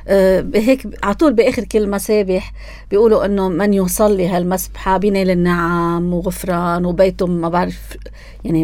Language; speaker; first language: Arabic; native; Arabic